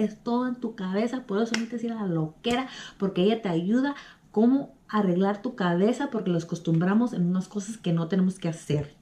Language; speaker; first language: Spanish; early bilingual, heritage; Spanish